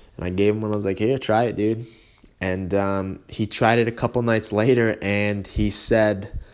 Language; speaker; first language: English; native; English